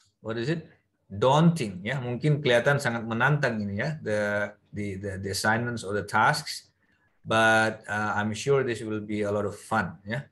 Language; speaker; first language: English; non-native, fluent; Indonesian